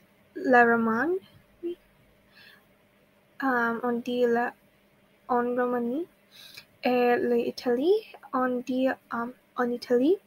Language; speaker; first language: French; non-native, learner; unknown